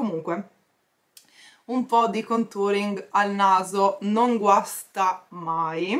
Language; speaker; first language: Italian; native; Italian